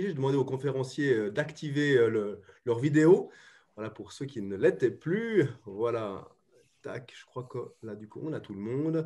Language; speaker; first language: French; native; French